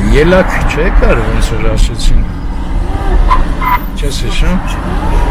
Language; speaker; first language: Armenian; native; Armenian